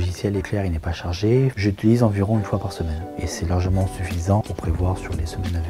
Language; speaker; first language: French; native; French